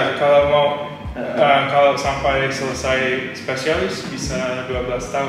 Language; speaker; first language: Indonesian; early bilingual, heritage; English